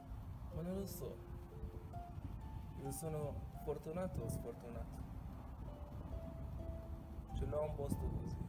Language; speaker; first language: Italian; non-native, fluent; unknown